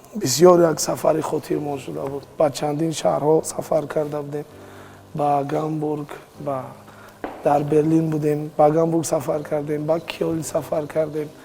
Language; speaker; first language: Tajik; native; Tajik